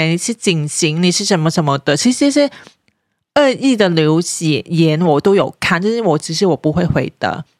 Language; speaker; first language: Chinese; non-native, local second language; Cantonese